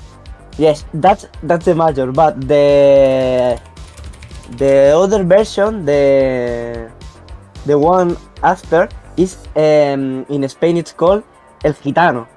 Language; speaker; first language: English; non-native, learner; Spanish